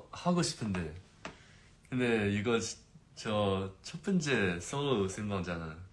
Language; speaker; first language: Korean; non-native, fluent; Chinese